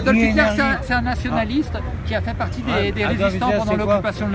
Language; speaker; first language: French; native; French